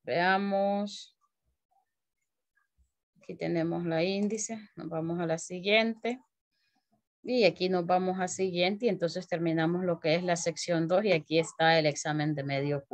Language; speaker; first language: Spanish; native; Spanish